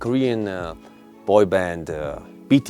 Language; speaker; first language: English; non-native, local second language; Mongolian